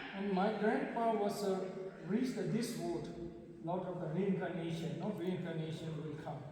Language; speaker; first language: English; non-native, fluent; Tibetan